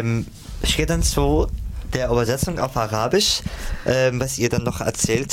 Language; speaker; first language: German; non-native, fluent; Arabic